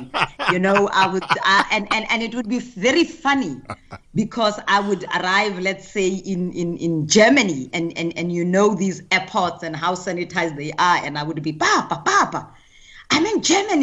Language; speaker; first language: English; non-native, local second language; Tswana